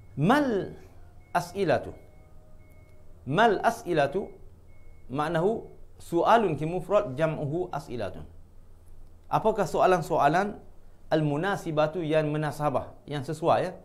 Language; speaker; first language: Arabic; non-native, fluent; Malay